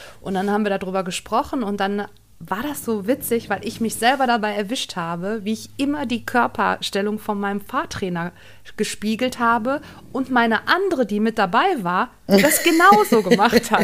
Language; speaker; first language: German; native; German